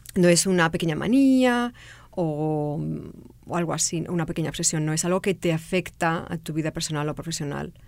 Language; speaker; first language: Spanish; native; Spanish